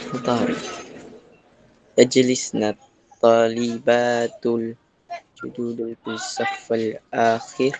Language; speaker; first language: Arabic; non-native, learner; Filipino